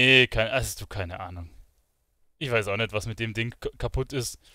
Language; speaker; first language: German; native; German